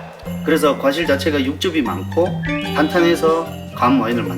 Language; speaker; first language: Korean; native; Korean